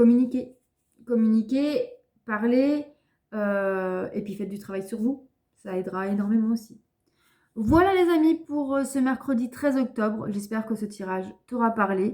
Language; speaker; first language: French; native; French